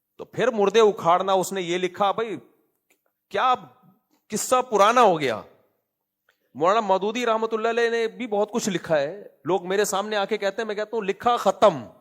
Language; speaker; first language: Urdu; native; Urdu